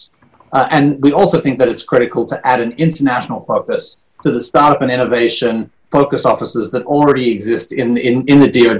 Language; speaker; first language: English; native; English